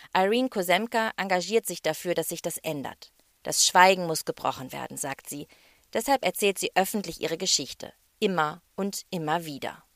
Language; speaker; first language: German; native; German